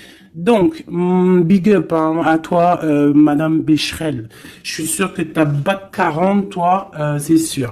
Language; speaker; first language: French; native; French